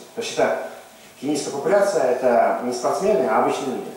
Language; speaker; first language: Russian; native; Russian